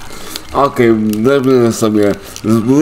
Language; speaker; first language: Polish; native; Polish